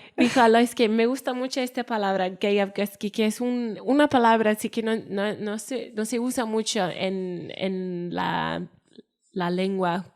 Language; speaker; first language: Spanish; non-native, fluent; Welsh